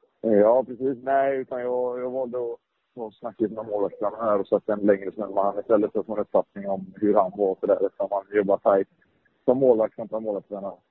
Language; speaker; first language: Swedish; native; Swedish